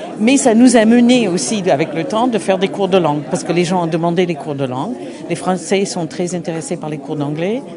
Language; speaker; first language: French; non-native, fluent; English